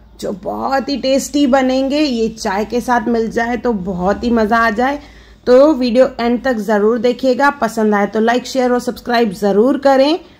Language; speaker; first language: Hindi; non-native, local second language; Sindhi